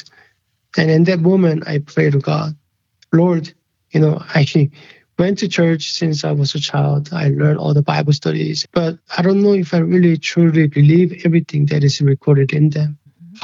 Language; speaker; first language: English; early bilingual, other home language; Korean